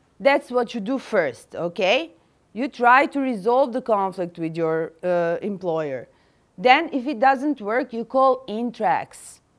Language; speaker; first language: English; non-native, fluent; Serbian